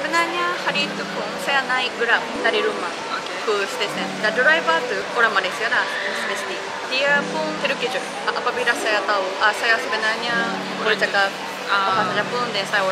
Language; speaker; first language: Indonesian; non-native, fluent; Japanese